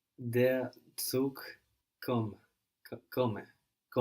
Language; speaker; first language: German; non-native, learner; English